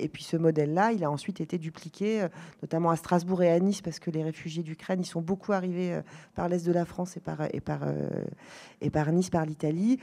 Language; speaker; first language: French; native; French